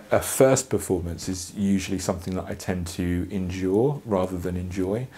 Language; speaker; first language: English; native; English